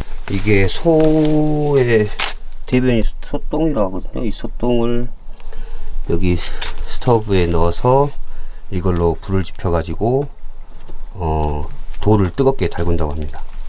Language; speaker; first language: Korean; native; Korean